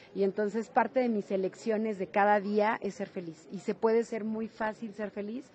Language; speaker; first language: Spanish; native; Spanish